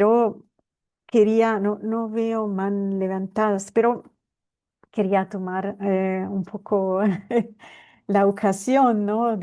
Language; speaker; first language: Spanish; non-native, fluent; Italian